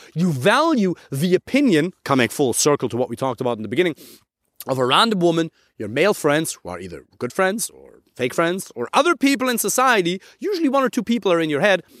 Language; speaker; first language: English; non-native, fluent; German